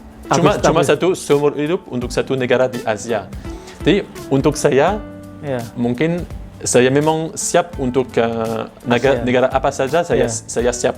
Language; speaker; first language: Indonesian; non-native, fluent; French